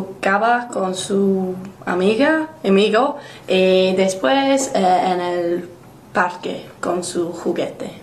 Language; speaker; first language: Spanish; non-native, learner; English